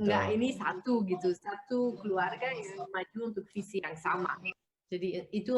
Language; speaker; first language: Indonesian; non-native, fluent; Dutch